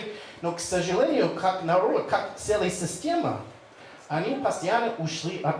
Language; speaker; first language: Russian; non-native, fluent; English